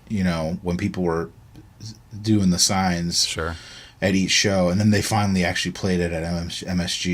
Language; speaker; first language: English; native; English